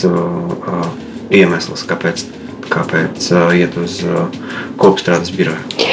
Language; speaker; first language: Latvian; non-native, local second language; Russian